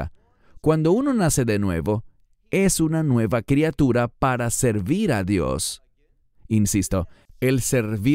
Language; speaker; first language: Spanish; native; Spanish